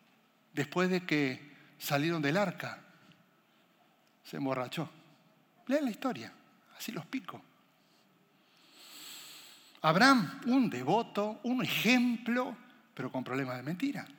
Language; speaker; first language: Spanish; native; Spanish